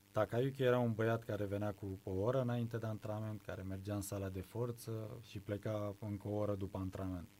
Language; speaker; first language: Romanian; native; Romanian